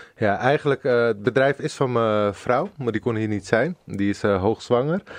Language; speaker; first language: Dutch; native; Dutch